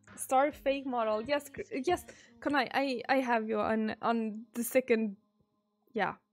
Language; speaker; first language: English; non-native, fluent; Swedish